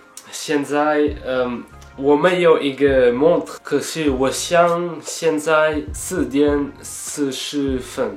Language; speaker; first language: Chinese; non-native, learner; French